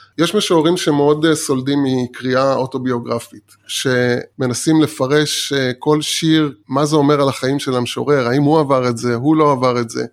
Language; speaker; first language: Hebrew; early bilingual, other home language; Persian